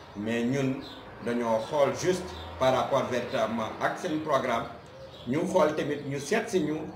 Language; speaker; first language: Wolof; non-native, local second language; Fula